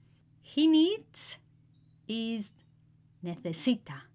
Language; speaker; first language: Spanish; non-native, fluent; English